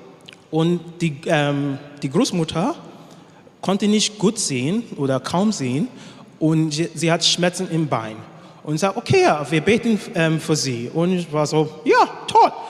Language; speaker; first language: German; non-native, learner; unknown